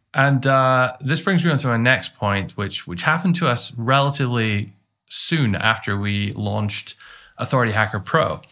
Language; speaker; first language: English; native; English